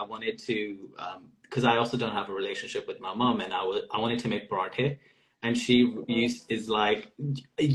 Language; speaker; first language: English; non-native, local second language; Urdu